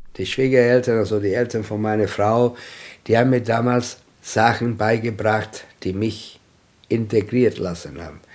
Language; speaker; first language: German; non-native, fluent; Italian